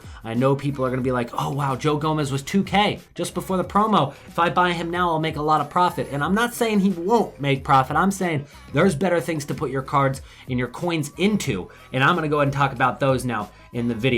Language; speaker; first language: English; native; English